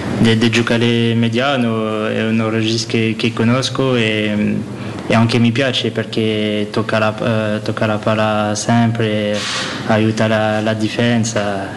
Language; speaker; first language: Italian; non-native, learner; French